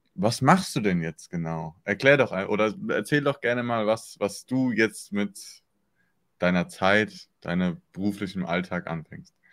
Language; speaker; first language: German; native; German